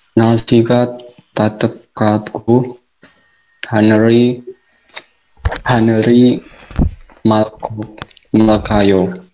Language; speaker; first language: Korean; non-native, learner; Indonesian